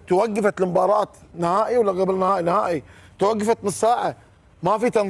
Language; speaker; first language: Arabic; native; Arabic